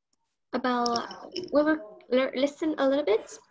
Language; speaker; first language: English; non-native, learner; Vietnamese